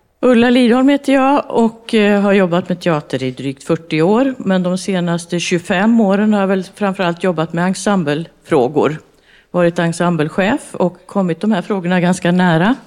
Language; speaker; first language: Swedish; native; Swedish